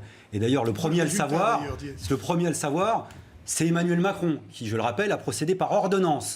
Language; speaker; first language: French; native; French